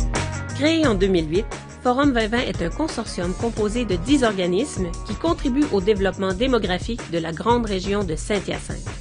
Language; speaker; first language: French; native; French